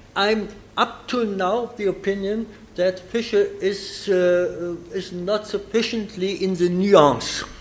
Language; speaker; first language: English; non-native, fluent; German